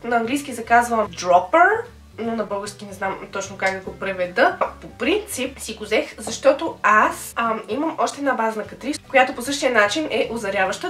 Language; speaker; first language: Bulgarian; native; Bulgarian